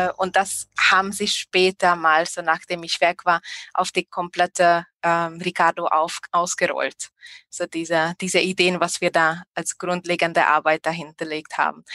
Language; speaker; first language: German; non-native, fluent; Hungarian